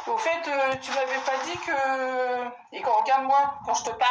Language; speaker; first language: French; native; French